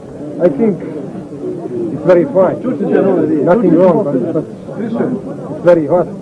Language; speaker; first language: English; non-native, learner; Bosnian